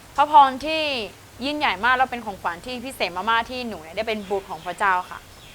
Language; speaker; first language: Thai; non-native, local second language; Akha